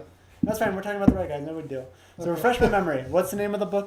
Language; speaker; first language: English; native; English